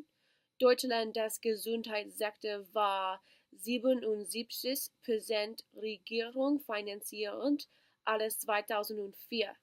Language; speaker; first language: German; non-native, learner; English